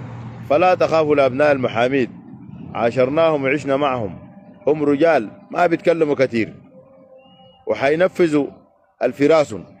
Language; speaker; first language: Arabic; native; Arabic